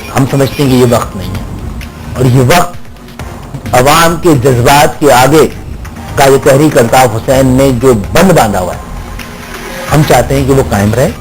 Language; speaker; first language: Urdu; native; Urdu